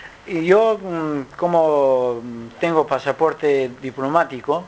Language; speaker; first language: Spanish; non-native, learner; Kurdish